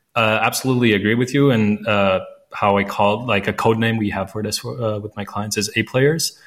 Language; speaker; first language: English; non-native, fluent; Latvian